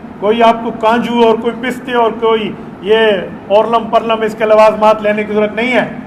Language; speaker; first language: Urdu; non-native, local second language; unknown